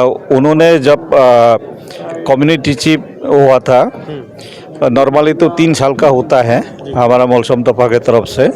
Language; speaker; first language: Hindi; non-native, local second language; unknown